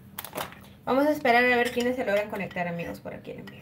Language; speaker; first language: Spanish; native; Spanish